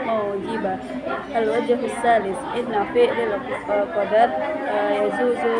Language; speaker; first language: Arabic; non-native, learner; Indonesian